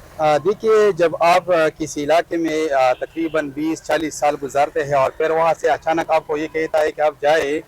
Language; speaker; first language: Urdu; early bilingual, other home language; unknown